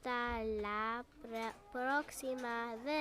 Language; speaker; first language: Spanish; non-native, learner; English